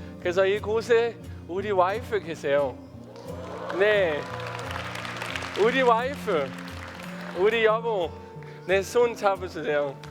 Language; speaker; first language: Korean; non-native, fluent; Danish